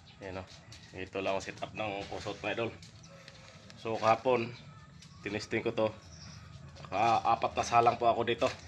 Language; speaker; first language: Filipino; non-native, local second language; Cebuano